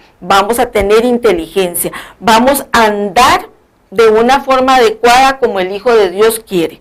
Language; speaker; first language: Spanish; native; Spanish